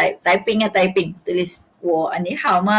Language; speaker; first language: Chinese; non-native, local second language; Malay